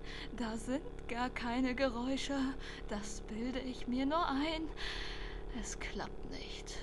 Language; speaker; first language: German; native; German